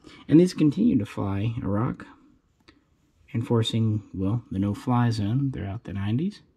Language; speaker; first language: English; native; English